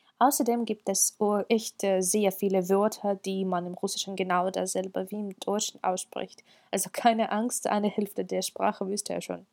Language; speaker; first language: German; non-native, fluent; Russian